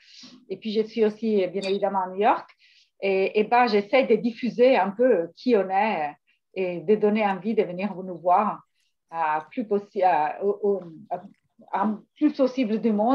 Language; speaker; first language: French; non-native, fluent; Italian